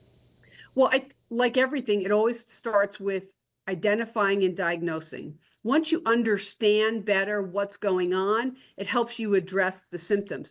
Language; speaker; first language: English; native; English